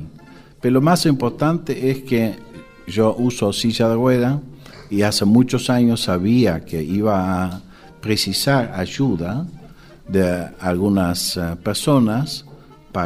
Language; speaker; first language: Spanish; non-native, fluent; Dutch